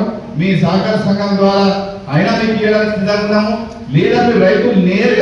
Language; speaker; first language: Telugu; native; Telugu